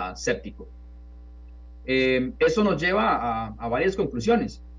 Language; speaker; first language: Spanish; native; Spanish